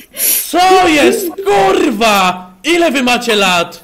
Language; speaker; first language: Polish; native; Polish